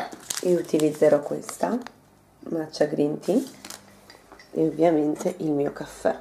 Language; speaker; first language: Italian; native; Italian